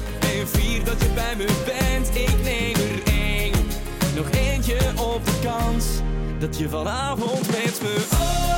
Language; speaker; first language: Dutch; native; Dutch